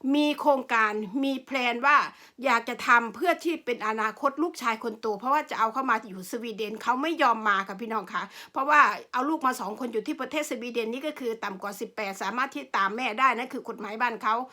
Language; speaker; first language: Thai; non-native, local second language; Northeastern Thai